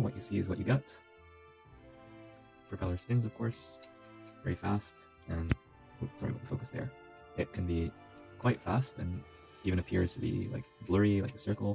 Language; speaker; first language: English; native; English